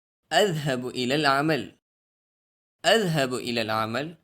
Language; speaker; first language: Arabic; non-native, fluent; Urdu